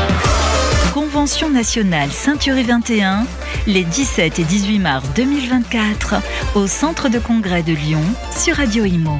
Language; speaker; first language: French; native; French